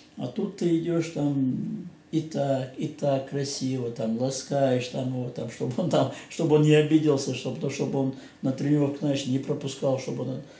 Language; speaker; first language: Russian; non-native, local second language; Chechen